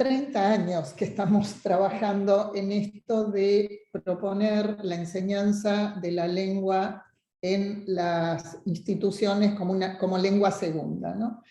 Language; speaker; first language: Spanish; native; Spanish